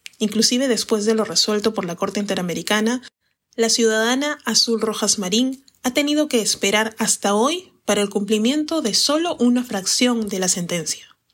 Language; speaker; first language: Spanish; native; Spanish